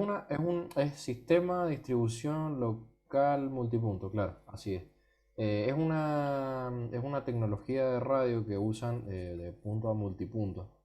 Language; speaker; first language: Spanish; native; Spanish